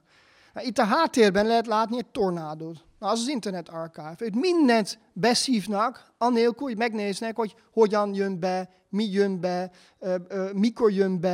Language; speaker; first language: Hungarian; non-native, fluent; Dutch